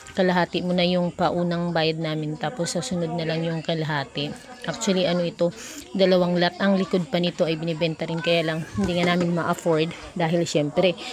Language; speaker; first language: Filipino; native; Filipino